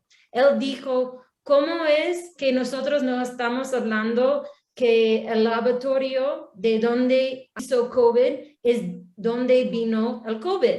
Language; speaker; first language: Spanish; non-native, learner; English